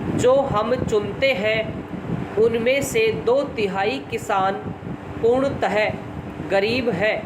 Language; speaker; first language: Hindi; native; Hindi